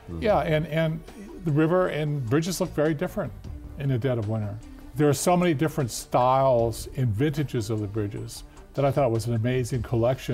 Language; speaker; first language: English; native; English